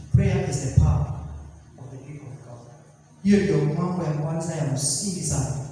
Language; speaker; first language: English; non-native, local second language; Swahili